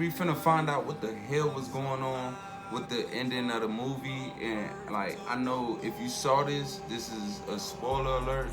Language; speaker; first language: English; native; English